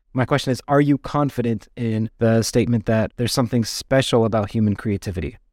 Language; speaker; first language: English; native; English